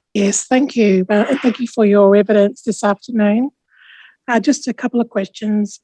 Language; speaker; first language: English; native; English